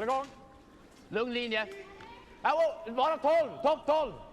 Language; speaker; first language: Swedish; native; Swedish